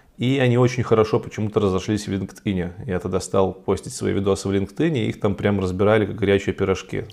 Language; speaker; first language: Russian; native; Russian